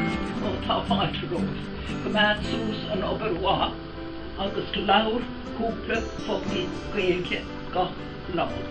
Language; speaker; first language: Irish; non-native, local second language; English